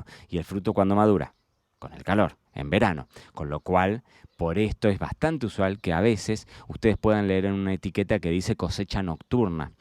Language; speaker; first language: Spanish; native; Spanish